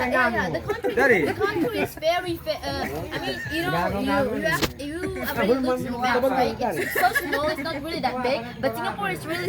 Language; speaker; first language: English; non-native, learner; Indonesian